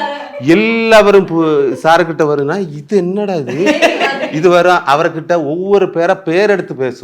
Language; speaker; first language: Tamil; non-native, learner; Malayalam